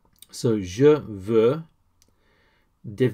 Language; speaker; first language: French; non-native, learner; English